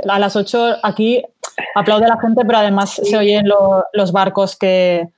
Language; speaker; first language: Spanish; native; Spanish